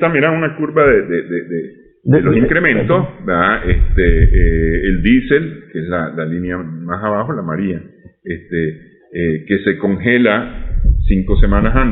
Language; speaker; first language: Spanish; native; Spanish